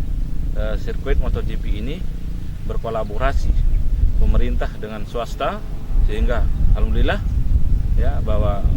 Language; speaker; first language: Indonesian; non-native, local second language; Sasak